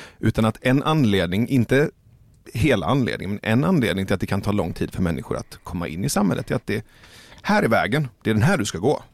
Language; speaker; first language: Swedish; early bilingual, other home language; Persian